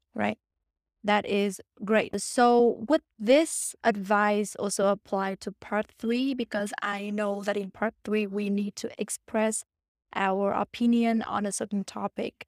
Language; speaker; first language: English; non-native, fluent; Vietnamese